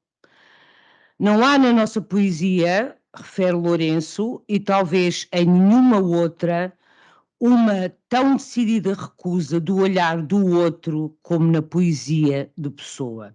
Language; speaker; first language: Portuguese; native; Portuguese